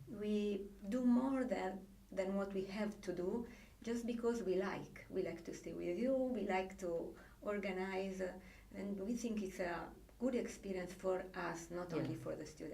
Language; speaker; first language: English; non-native, fluent; Italian